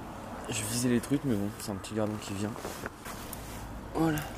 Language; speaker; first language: French; native; French